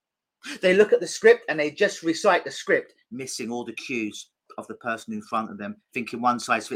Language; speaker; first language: English; native; English